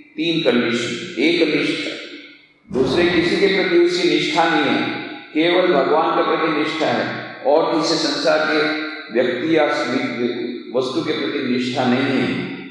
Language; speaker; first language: Hindi; non-native, local second language; Gujarati